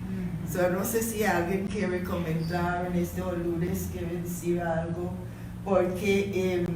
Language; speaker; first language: Spanish; non-native, fluent; English